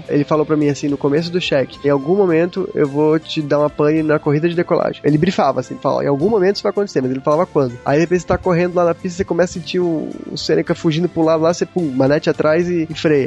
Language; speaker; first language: Portuguese; native; Portuguese